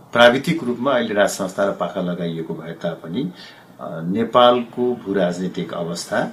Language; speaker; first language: Nepali; native; Nepali